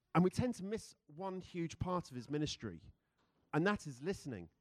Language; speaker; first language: English; native; English